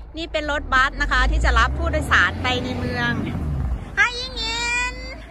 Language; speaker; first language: Thai; non-native, local second language; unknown